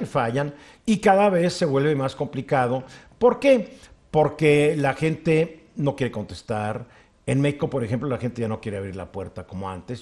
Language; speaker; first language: Spanish; native; Spanish